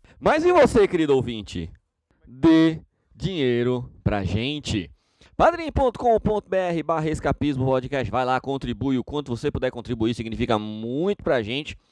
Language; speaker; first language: Portuguese; native; Portuguese